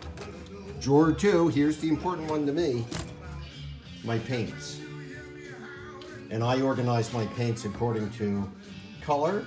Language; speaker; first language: English; native; English